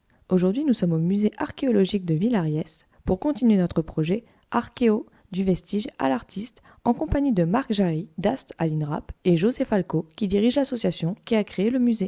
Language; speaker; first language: French; native; French